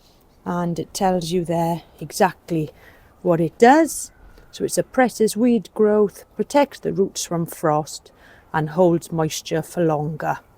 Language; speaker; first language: English; native; English